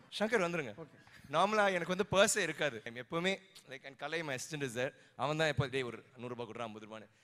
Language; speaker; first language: Tamil; native; Tamil